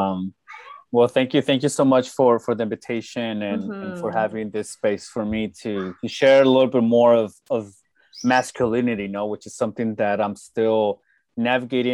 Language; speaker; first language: English; native; English